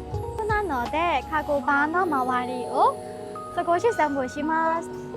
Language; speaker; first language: Japanese; non-native, learner; Burmese